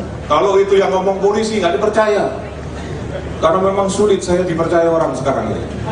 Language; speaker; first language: Indonesian; native; Indonesian